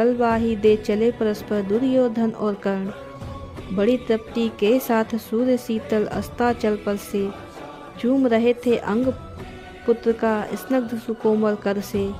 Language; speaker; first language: Hindi; native; Hindi